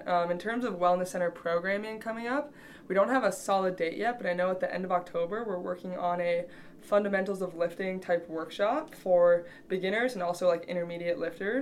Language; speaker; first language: English; native; English